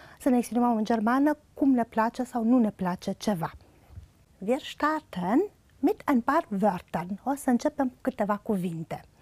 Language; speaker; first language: German; non-native, fluent; Romanian